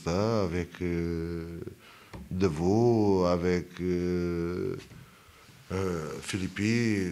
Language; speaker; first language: French; non-native, fluent; Portuguese